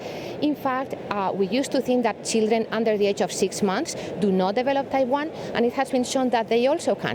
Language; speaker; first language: English; non-native, fluent; Spanish